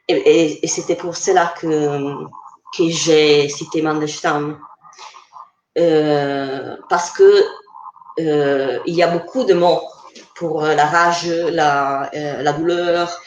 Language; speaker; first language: French; non-native, fluent; Italian